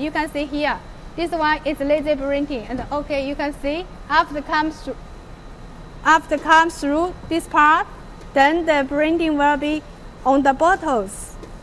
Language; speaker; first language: English; non-native, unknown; Chinese